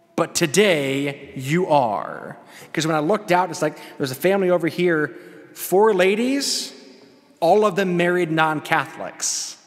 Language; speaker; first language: English; native; English